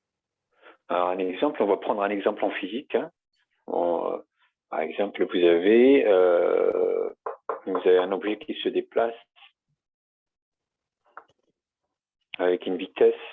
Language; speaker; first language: French; native; French